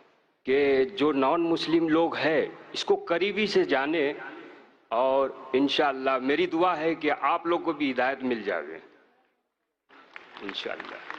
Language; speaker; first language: Hindi; non-native, local second language; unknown